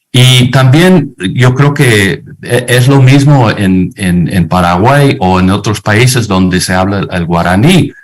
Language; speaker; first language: Spanish; non-native, fluent; English